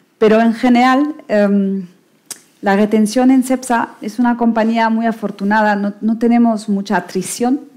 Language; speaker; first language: Spanish; non-native, fluent; German